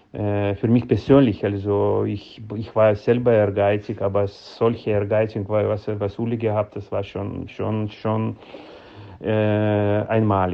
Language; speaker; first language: German; non-native, learner; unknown